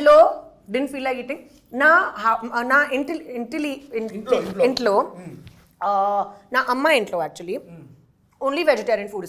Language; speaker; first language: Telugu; non-native, learner; Hindi